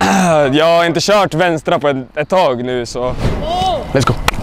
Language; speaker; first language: Swedish; native; Swedish